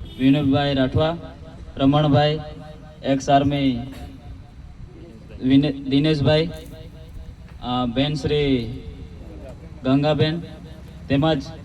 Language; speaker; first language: Gujarati; non-native, local second language; Rathawi